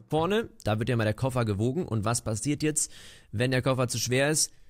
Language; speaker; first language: German; native; German